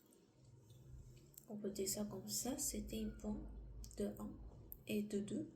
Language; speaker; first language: French; non-native, learner; Korean